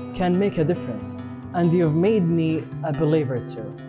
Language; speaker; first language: English; non-native, fluent; Arabic